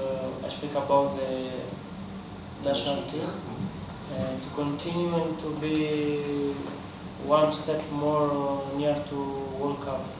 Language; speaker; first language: English; non-native, learner; Greek